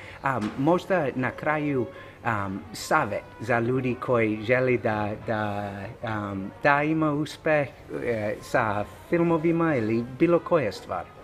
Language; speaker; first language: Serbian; non-native, learner; English